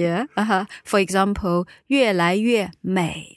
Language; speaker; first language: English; non-native, fluent; Chinese